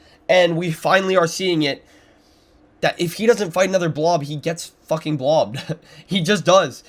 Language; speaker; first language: English; native; English